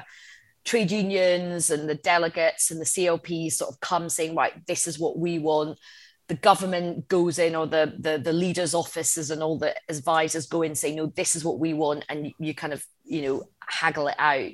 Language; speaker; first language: English; native; English